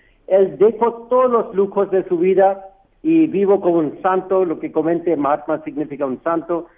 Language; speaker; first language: Spanish; non-native, fluent; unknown